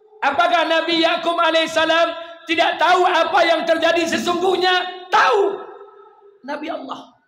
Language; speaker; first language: Malay; non-native, local second language; Minangkabau